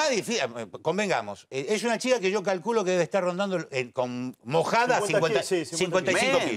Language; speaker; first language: Spanish; native; Spanish